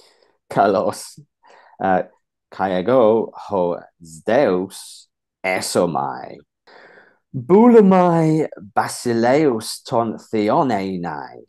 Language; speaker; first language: Greek; non-native, fluent; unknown